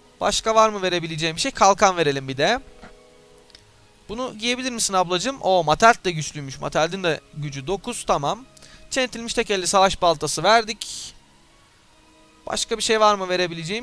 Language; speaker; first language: Turkish; native; Turkish